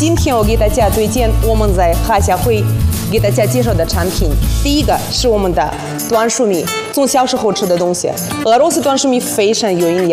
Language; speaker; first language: Chinese; non-native, fluent; Russian